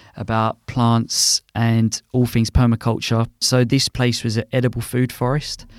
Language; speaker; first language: English; native; English